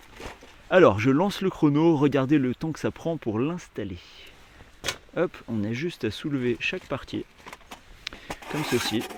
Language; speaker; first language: French; native; French